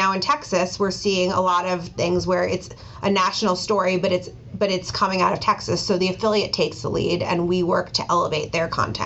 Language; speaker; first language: English; native; English